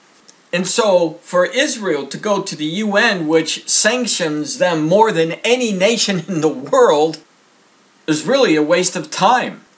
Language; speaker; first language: English; native; English